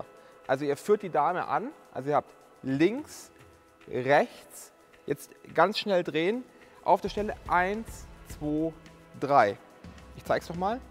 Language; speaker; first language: German; native; German